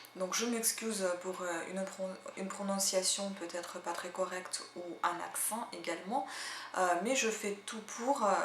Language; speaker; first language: French; non-native, fluent; Russian